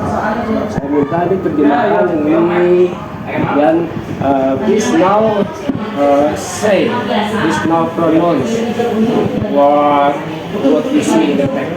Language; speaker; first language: English; non-native, learner; Indonesian